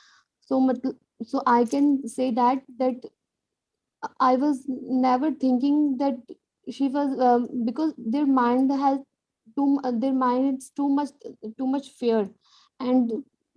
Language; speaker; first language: English; non-native, learner; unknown